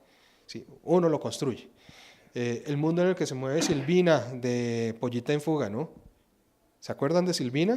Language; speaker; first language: Spanish; native; Spanish